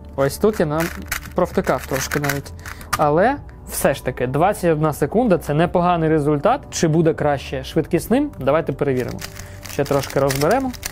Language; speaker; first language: Ukrainian; non-native, local second language; Russian